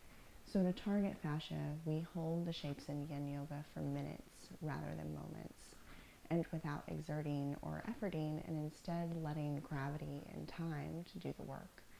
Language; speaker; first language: English; native; English